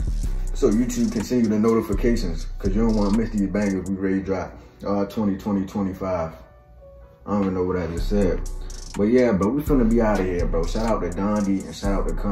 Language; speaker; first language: English; native; English